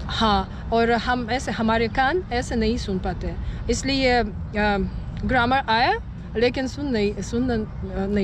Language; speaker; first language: Hindi; non-native, fluent; Russian